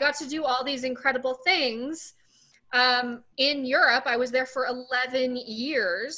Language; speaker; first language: English; native; English